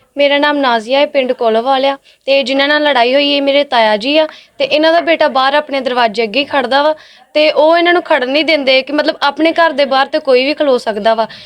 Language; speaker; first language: Punjabi; native; Punjabi